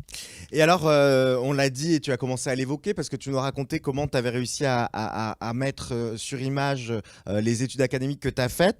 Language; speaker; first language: French; native; French